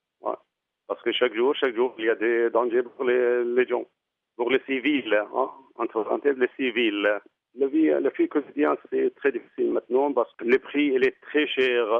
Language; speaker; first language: French; non-native, fluent; Arabic